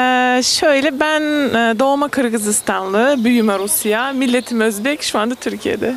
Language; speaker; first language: Turkish; non-native, fluent; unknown